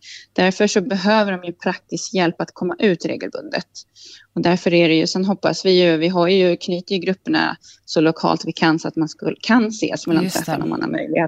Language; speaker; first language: Swedish; native; Swedish